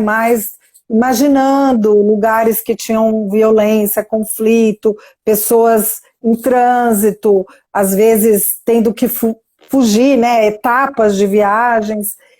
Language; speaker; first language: Portuguese; native; Portuguese